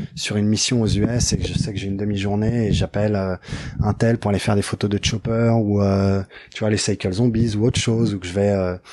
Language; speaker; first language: French; native; French